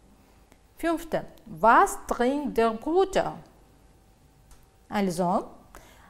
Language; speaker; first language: German; non-native, fluent; Uzbek